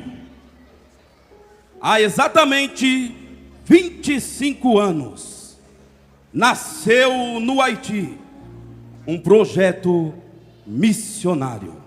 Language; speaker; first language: Portuguese; native; Portuguese